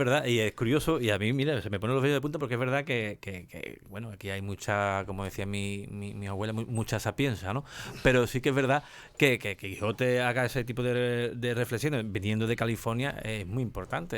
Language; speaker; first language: Spanish; native; Spanish